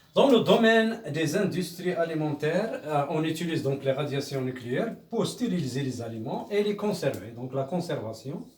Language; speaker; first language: French; non-native, local second language; Arabic